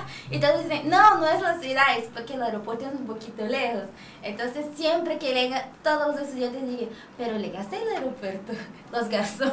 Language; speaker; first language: Spanish; non-native, fluent; Portuguese